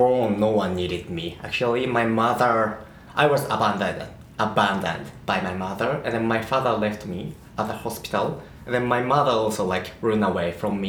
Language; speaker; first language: English; non-native, learner; Japanese